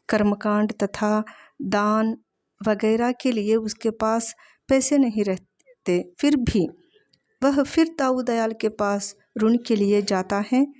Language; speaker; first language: Hindi; non-native, local second language; Telugu